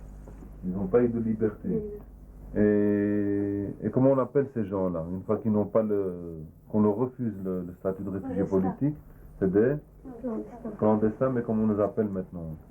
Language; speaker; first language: French; native; French